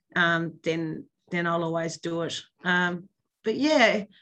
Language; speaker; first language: English; native; English